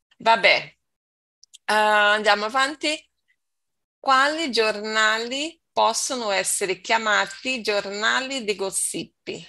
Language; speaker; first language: Italian; non-native, learner; Portuguese